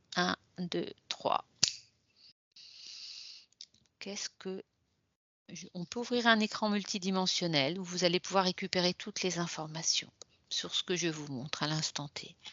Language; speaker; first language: French; native; French